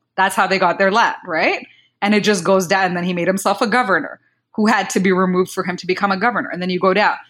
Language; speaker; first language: English; non-native, local second language; Kinyarwanda